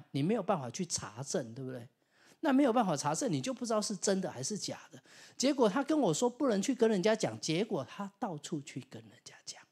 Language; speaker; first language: Chinese; non-native, local second language; Min Nan Chinese